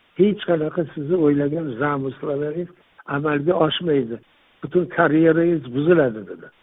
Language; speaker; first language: Uzbek; non-native, local second language; Tajik